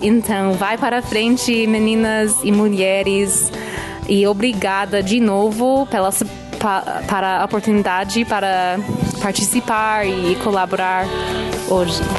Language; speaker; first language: Portuguese; non-native, fluent; English